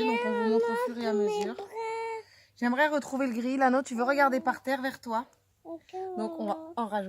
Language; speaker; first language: French; native; French